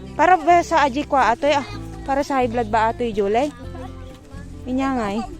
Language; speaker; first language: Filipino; non-native, local second language; Iloko